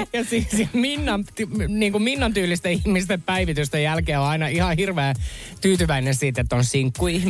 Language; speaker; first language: Finnish; native; Finnish